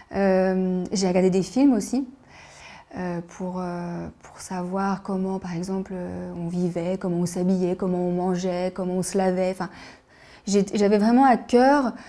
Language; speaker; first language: French; native; French